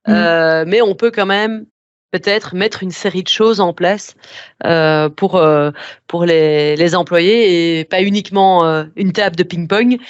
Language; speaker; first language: French; native; French